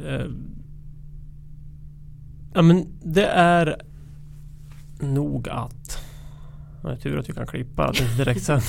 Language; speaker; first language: Swedish; native; Swedish